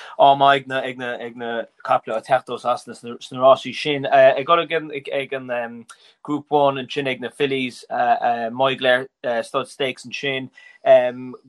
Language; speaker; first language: Irish; non-native, local second language; English